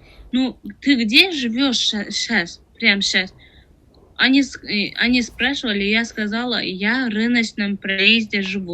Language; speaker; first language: Russian; non-native, learner; Tajik